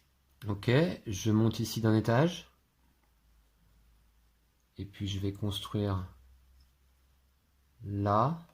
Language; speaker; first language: French; native; French